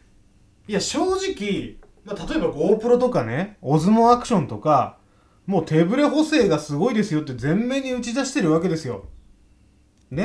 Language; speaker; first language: Japanese; native; Japanese